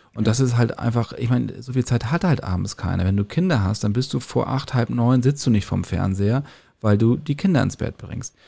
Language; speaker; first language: German; native; German